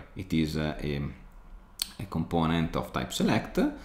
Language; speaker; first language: English; non-native, fluent; Italian